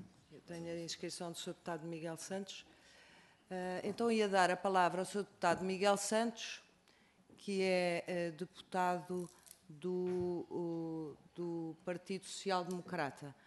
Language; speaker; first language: Portuguese; native; Portuguese